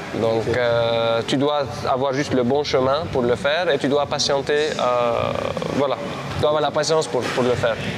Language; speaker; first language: French; non-native, local second language; Armenian